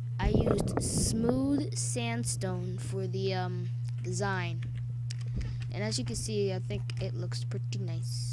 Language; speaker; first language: English; native; English